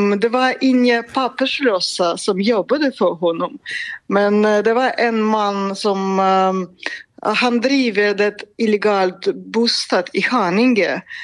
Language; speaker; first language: Swedish; non-native, fluent; Russian